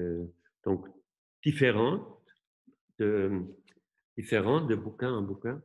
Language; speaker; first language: French; non-native, local second language; German